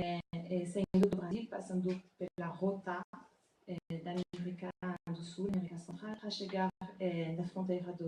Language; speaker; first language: Portuguese; non-native, fluent; French